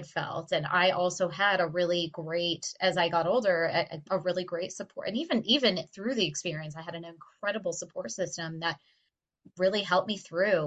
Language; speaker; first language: English; native; English